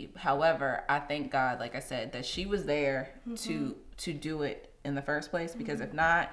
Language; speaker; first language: English; native; English